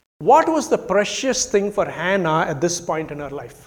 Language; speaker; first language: English; non-native, local second language; Tamil